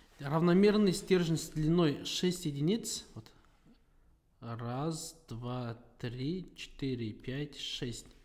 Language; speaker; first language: Russian; non-native, local second language; Kazakh